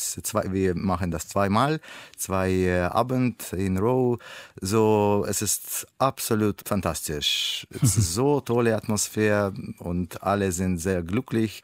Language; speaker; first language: German; non-native, learner; Russian